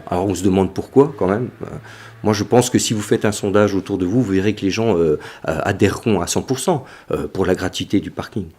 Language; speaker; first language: French; native; French